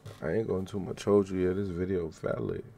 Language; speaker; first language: English; native; English